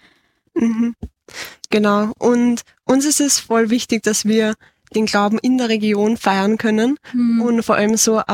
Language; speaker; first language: German; native; German